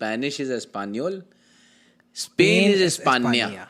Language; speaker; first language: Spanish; non-native, learner; Hindi